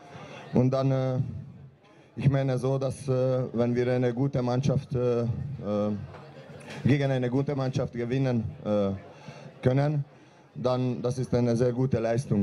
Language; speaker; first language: German; non-native, learner; Hungarian